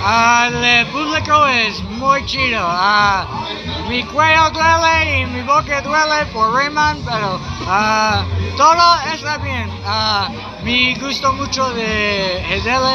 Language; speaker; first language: Spanish; non-native, learner; English